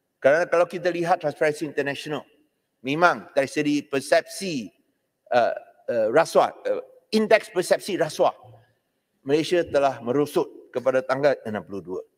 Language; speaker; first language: Malay; non-native, local second language; Chinese